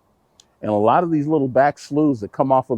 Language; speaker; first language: English; native; English